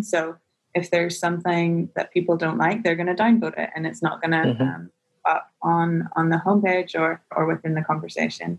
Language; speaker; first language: English; native; English